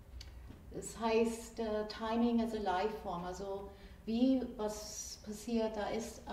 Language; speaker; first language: German; non-native, fluent; English